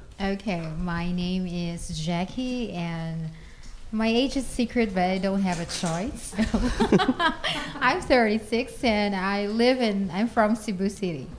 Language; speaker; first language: English; non-native, local second language; Cebuano